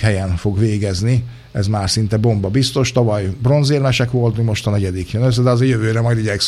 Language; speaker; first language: Hungarian; native; Hungarian